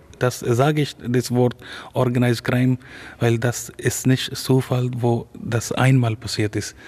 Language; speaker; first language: German; non-native, fluent; Urdu